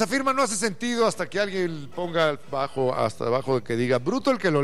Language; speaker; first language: Spanish; native; Spanish